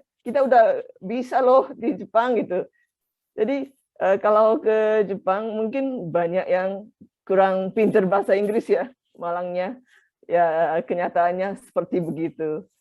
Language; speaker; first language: Indonesian; non-native, fluent; Japanese